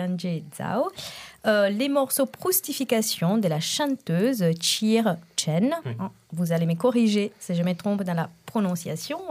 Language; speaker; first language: French; non-native, fluent; Italian